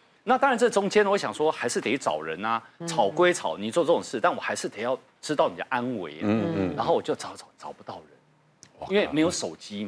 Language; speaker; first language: Chinese; native; Chinese